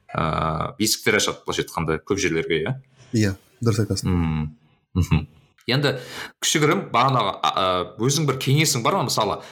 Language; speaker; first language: Kazakh; native; Kazakh